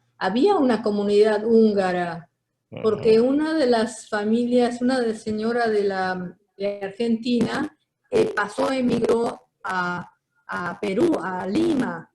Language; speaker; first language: Spanish; early bilingual, other home language; Hungarian